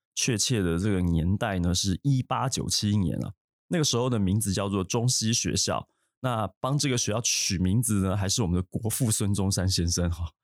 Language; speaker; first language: Chinese; native; Chinese